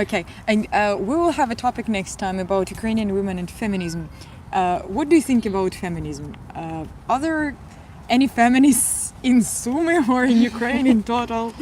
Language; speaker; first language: English; non-native, fluent; Russian